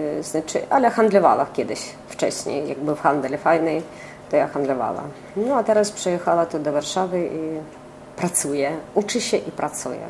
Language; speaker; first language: Polish; non-native, local second language; Ukrainian